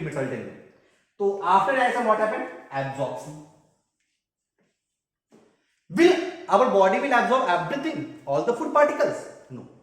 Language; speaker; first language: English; non-native, local second language; Hindi